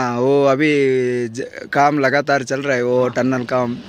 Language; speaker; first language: Hindi; non-native, local second language; Kannada